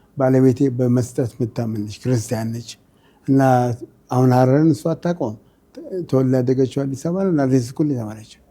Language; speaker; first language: Amharic; native; Amharic